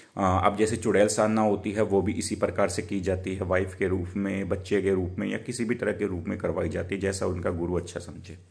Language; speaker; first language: Hindi; native; Hindi